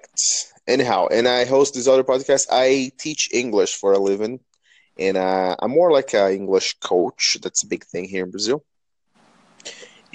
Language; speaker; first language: English; non-native, fluent; Portuguese